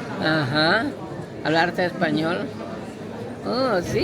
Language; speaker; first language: Spanish; non-native, learner; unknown